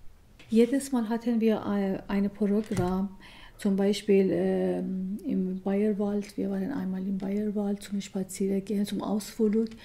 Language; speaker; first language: German; non-native, learner; Persian